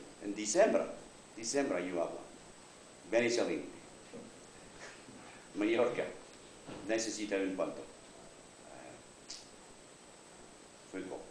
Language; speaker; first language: Spanish; non-native, learner; English